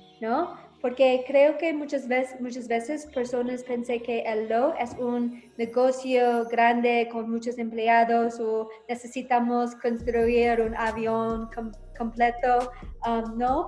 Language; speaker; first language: Spanish; non-native, learner; English